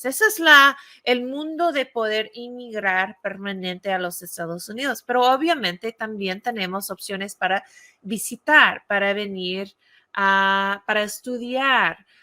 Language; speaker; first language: Spanish; non-native, fluent; English